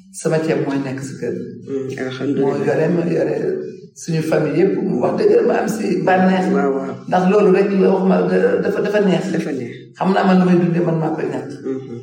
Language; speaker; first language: Wolof; native; Wolof